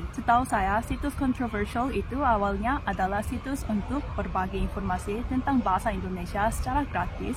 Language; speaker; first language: Indonesian; non-native, fluent; Korean